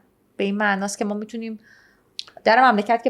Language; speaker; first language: Persian; native; Persian